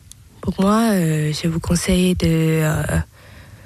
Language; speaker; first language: French; non-native, learner; Thai